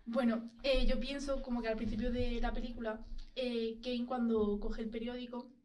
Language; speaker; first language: Spanish; native; Spanish